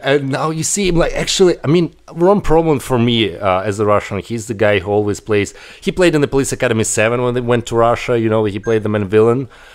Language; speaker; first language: English; non-native, fluent; Russian